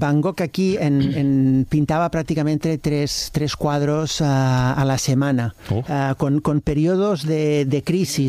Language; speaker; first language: Spanish; native; Spanish